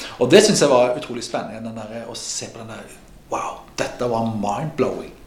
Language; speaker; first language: Norwegian; native; Norwegian